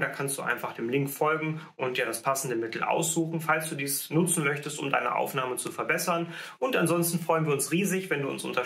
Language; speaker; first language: German; native; German